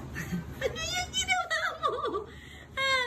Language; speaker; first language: Filipino; native; Filipino